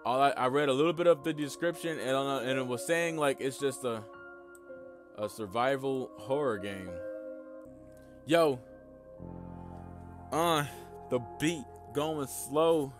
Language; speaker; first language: English; native; English